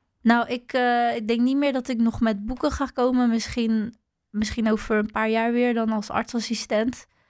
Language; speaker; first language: Dutch; early bilingual, other home language; Arabic